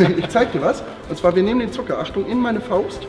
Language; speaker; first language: German; native; German